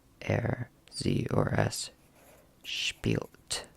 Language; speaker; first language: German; non-native, learner; English